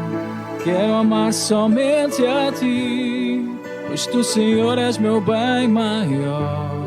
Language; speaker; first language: Portuguese; native; Portuguese